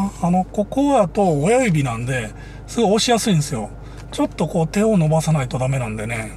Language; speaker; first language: Japanese; native; Japanese